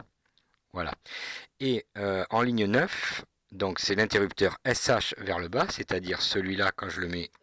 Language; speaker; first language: French; native; French